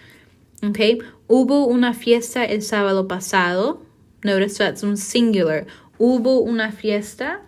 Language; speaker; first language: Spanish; non-native, fluent; English